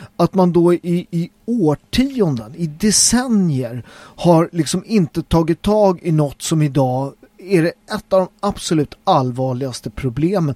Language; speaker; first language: Swedish; native; Swedish